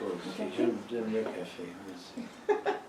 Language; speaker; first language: French; early bilingual, heritage; French